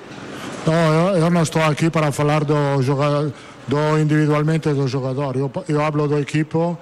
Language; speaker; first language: Portuguese; non-native, fluent; Italian